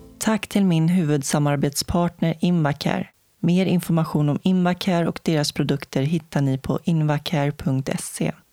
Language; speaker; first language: Swedish; native; Swedish